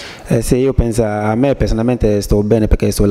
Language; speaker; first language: Italian; non-native, learner; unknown